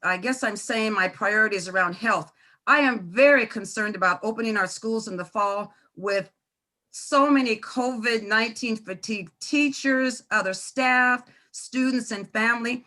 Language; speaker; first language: English; native; English